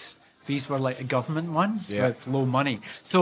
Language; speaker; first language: English; native; English